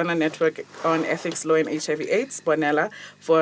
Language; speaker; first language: English; non-native, local second language; Tswana